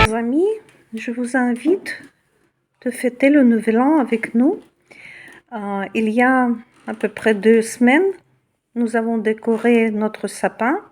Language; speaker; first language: French; non-native, fluent; Russian